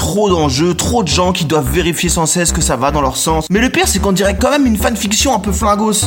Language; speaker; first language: French; native; French